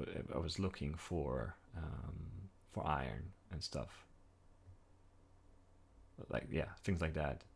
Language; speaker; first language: English; native; English